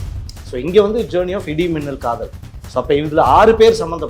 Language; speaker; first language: Tamil; native; Tamil